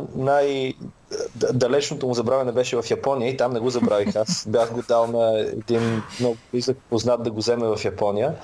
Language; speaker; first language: Bulgarian; native; Bulgarian